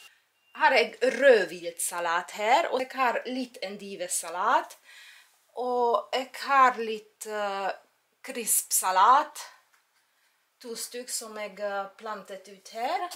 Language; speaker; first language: Norwegian; non-native, fluent; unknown